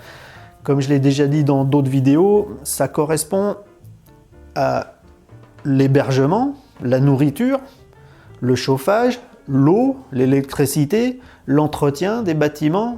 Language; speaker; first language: French; native; French